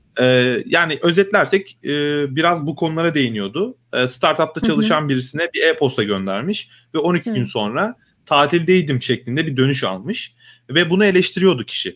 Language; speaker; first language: Turkish; native; Turkish